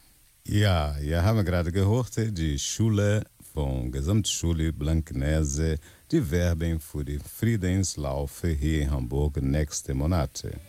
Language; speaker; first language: German; non-native, learner; Portuguese